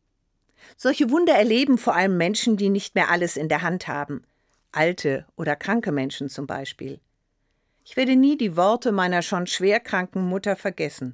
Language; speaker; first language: German; native; German